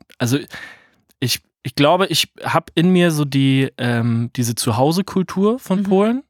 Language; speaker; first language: German; native; German